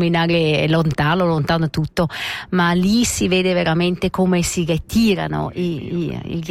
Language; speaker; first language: Italian; non-native, local second language; German